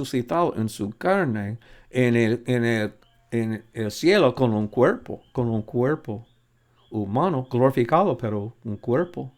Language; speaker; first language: Spanish; non-native, fluent; English